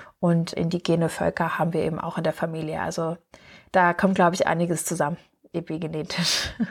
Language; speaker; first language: German; native; German